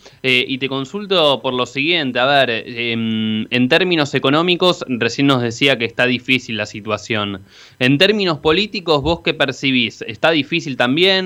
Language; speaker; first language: Spanish; native; Spanish